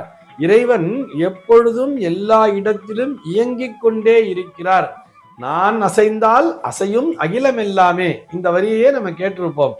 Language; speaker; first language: Tamil; native; Tamil